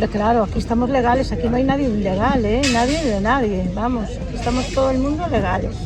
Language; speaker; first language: Spanish; native; Spanish